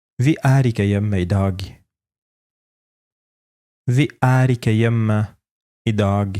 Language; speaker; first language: Norwegian; non-native, fluent; Polish